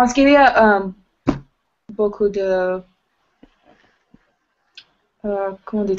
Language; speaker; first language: French; non-native, learner; English